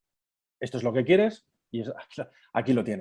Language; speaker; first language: Spanish; native; Spanish